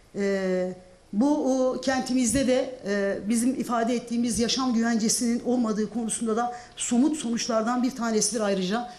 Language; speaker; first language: Turkish; non-native, local second language; Zaza